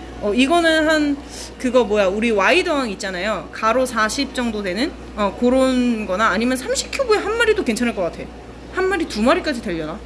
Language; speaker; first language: Korean; native; Korean